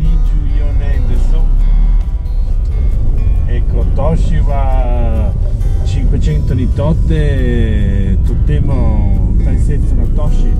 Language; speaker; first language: Japanese; non-native, learner; Italian